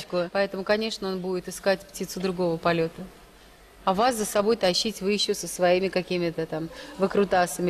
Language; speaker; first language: Russian; native; Russian